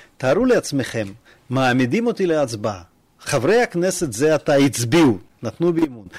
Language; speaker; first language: Hebrew; non-native, fluent; Russian